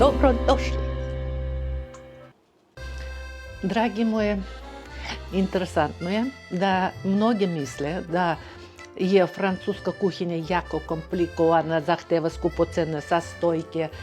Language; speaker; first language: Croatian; non-native, fluent; Russian